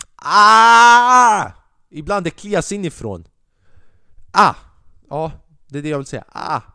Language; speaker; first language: Swedish; early bilingual, other home language; Albanian